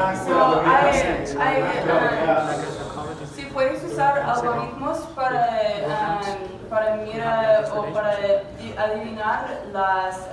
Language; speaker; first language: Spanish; non-native, learner; English